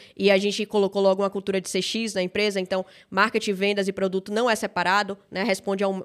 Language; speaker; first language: Portuguese; native; Portuguese